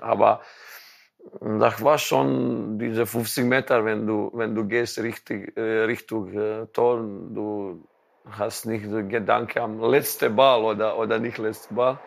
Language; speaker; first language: German; non-native, learner; Croatian